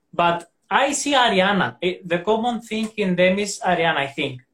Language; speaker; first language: English; non-native, fluent; Greek